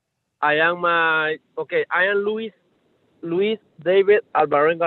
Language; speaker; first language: English; non-native, learner; Spanish